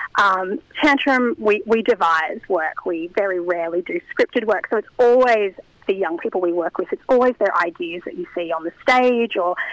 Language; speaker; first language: English; native; English